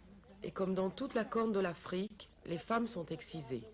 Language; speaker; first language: French; native; French